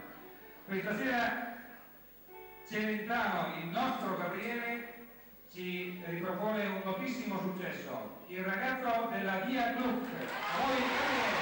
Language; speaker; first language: Italian; native; Italian